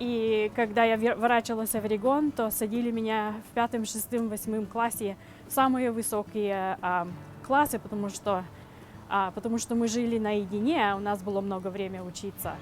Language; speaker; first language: Russian; early bilingual, heritage; Russian